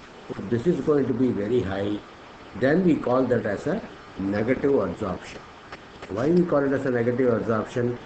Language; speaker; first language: English; non-native, local second language; Tamil